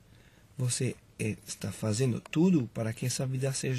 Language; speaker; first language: Portuguese; non-native, learner; Spanish